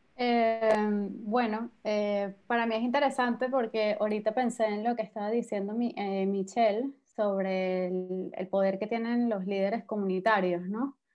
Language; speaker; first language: Spanish; native; Spanish